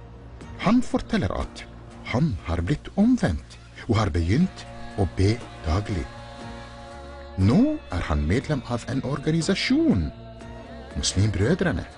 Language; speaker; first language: Norwegian; non-native, fluent; Arabic